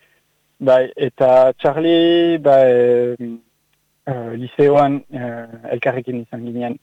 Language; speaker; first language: Basque; non-native, local second language; French